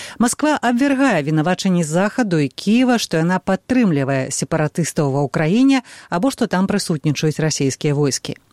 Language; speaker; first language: Belarusian; native; Belarusian